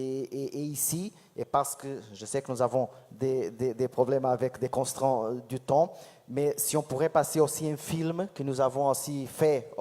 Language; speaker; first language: French; non-native, fluent; Portuguese